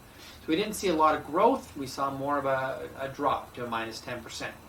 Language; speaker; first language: English; native; English